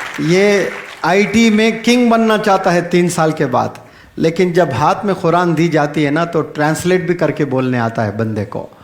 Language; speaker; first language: Urdu; native; Urdu